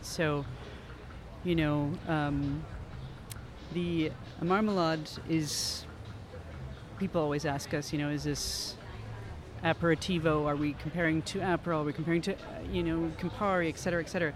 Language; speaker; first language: English; native; English